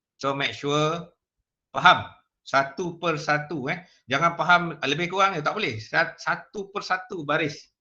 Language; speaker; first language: Malay; native; Malay